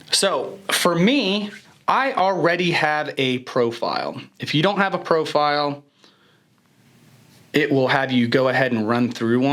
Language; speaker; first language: English; native; English